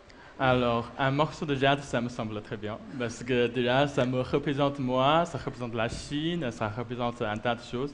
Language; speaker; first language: French; non-native, fluent; Chinese